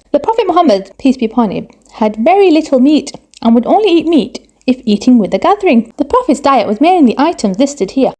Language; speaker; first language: English; native; English